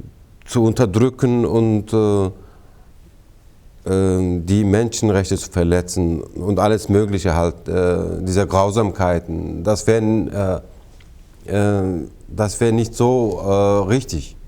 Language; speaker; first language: German; non-native, fluent; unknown